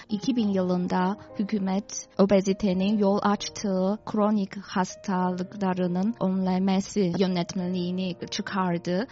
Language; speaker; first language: Turkish; non-native, fluent; Chinese